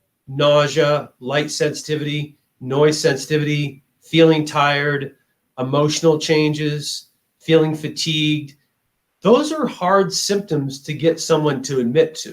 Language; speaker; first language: English; native; English